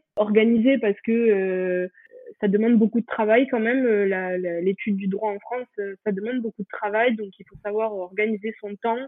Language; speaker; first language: French; native; French